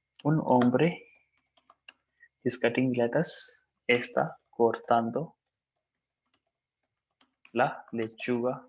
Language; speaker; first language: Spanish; non-native, fluent; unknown